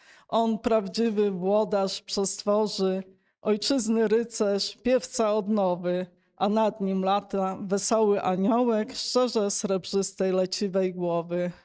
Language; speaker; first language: Polish; non-native, local second language; Belarusian